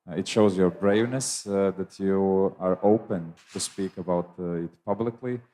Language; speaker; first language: English; non-native, fluent; Latvian